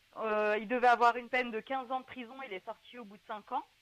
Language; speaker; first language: French; native; French